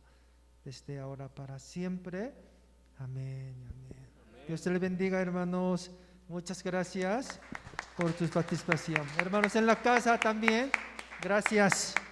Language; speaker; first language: Spanish; non-native, learner; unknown